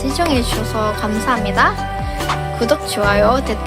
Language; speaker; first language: Korean; non-native, fluent; Indonesian